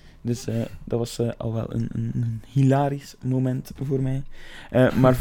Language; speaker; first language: Dutch; native; Dutch